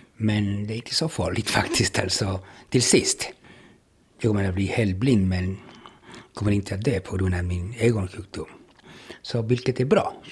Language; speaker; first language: Swedish; non-native, fluent; Spanish